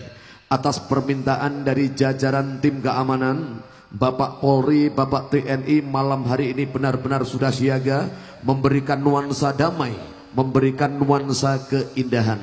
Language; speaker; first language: Indonesian; non-native, local second language; Javanese